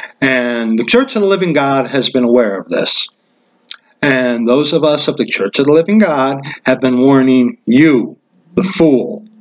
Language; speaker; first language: English; native; English